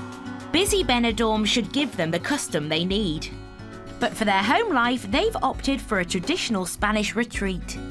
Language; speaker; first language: English; native; English